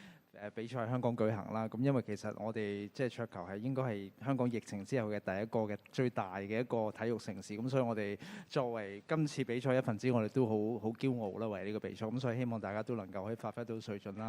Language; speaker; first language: Cantonese; native; Cantonese